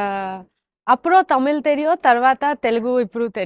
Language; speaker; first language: Telugu; non-native, local second language; Bangla